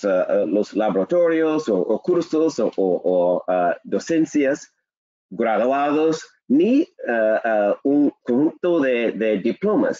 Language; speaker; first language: Spanish; non-native, learner; English